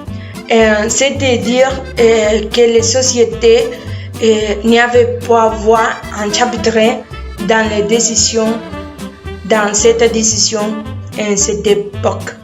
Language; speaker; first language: French; non-native, learner; Spanish